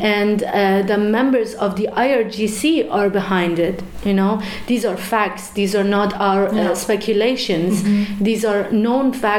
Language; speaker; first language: English; non-native, fluent; Persian